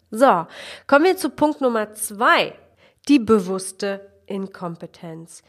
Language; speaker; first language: German; early bilingual, other home language; Polish